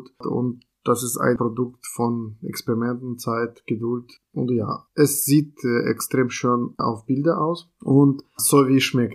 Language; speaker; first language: German; non-native, fluent; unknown